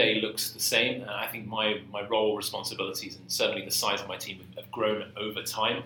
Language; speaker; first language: English; native; English